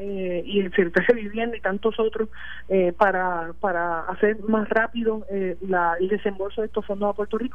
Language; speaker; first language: Spanish; native; Spanish